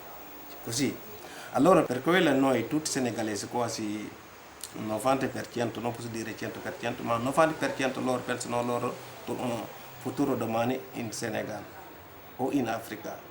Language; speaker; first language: Italian; non-native, learner; Wolof